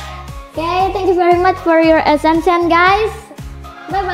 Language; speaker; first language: English; non-native, learner; Indonesian